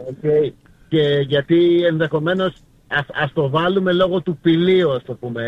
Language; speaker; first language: Greek; native; Greek